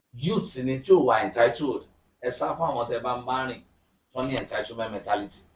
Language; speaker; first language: English; non-native, local second language; Yoruba